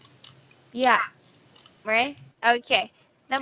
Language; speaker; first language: English; non-native, fluent; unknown